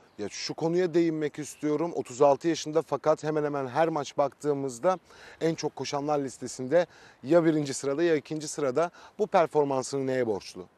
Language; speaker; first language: Turkish; native; Turkish